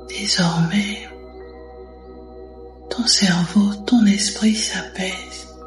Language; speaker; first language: French; native; French